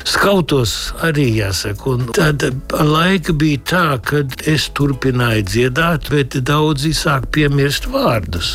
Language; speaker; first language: Latvian; early bilingual, heritage; Latvian